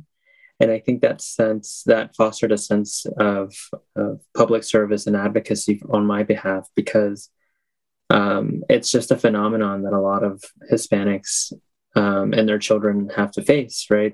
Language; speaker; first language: English; native; English